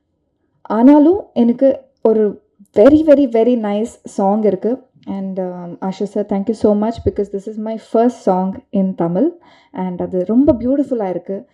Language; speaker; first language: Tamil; non-native, learner; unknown